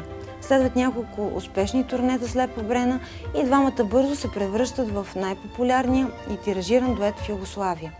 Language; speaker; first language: Bulgarian; native; Bulgarian